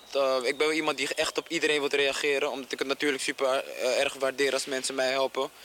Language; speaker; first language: Dutch; native; Dutch